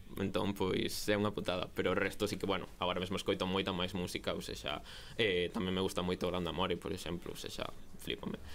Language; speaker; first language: Galician; non-native, local second language; Spanish